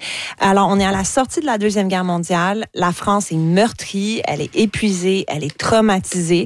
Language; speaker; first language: French; native; French